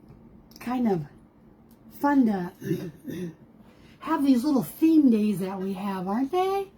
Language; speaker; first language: English; native; English